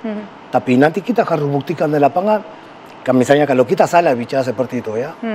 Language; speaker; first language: Indonesian; non-native, fluent; Spanish